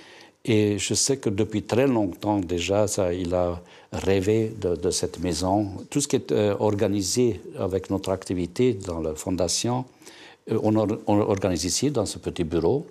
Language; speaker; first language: French; non-native, fluent; Hungarian